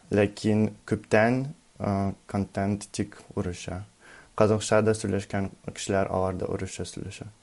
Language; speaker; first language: Tatar; non-native, learner; Russian